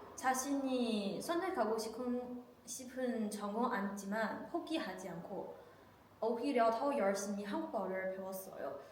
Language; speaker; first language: Korean; non-native, learner; Chinese